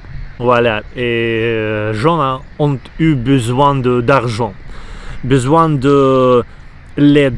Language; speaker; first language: French; non-native, learner; Russian